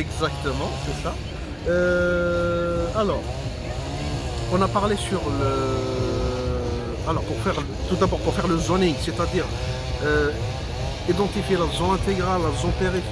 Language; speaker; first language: French; non-native, local second language; Kabyle